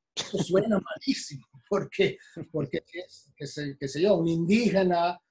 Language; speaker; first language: Spanish; non-native, fluent; Italian